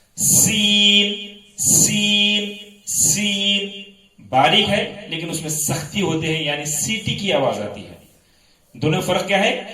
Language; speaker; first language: Urdu; native; Urdu